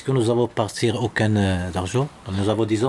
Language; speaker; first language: French; non-native, learner; Arabic